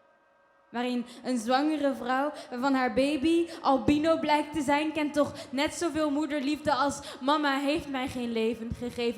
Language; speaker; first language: Dutch; early bilingual, other home language; Kinyarwanda